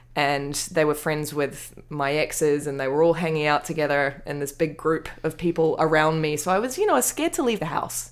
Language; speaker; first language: English; native; English